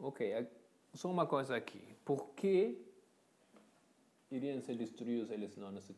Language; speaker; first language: Portuguese; non-native, fluent; Spanish